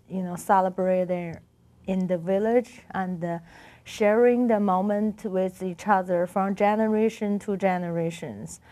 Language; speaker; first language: English; non-native, learner; Chinese